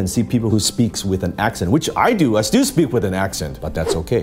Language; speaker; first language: English; non-native, local second language; Cantonese